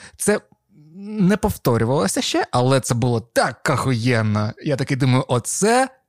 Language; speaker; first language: Ukrainian; non-native, local second language; Russian